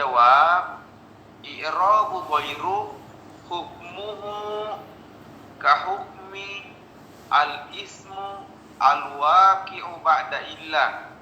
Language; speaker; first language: Arabic; non-native, fluent; Indonesian